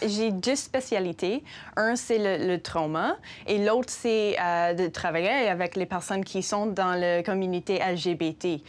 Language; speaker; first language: French; non-native, local second language; English